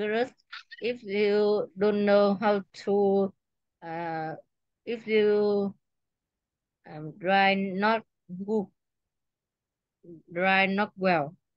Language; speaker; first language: English; non-native, learner; Vietnamese